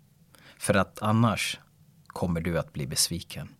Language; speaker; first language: Swedish; early bilingual, other home language; Lingala